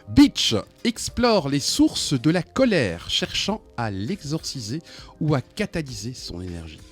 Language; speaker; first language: French; native; French